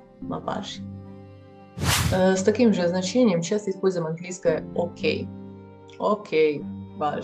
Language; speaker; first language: Russian; non-native, fluent; Serbian